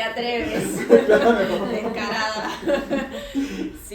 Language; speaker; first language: Spanish; early bilingual, other home language; Ukrainian